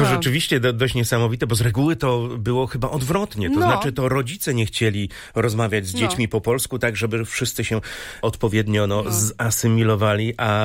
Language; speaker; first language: Polish; native; Polish